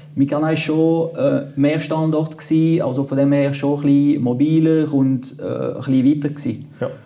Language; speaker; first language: German; non-native, fluent; French